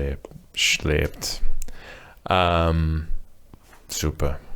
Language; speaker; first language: German; non-native, learner; English